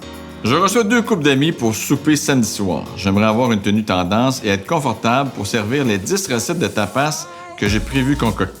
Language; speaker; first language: French; native; French